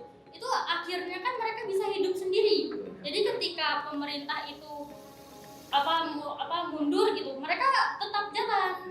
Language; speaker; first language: Indonesian; native; Indonesian